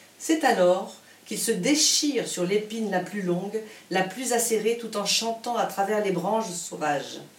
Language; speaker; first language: French; native; French